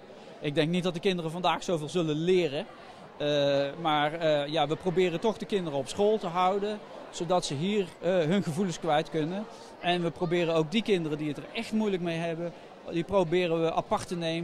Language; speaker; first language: Dutch; native; Dutch